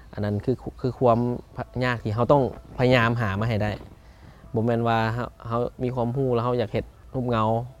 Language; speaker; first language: Lao; early bilingual, heritage; Lao